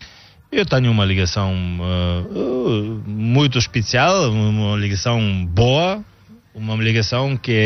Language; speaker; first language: Portuguese; non-native, learner; Bulgarian